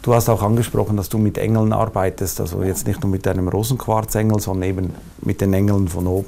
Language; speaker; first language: German; native; German